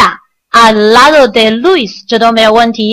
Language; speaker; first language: Spanish; non-native, learner; Chinese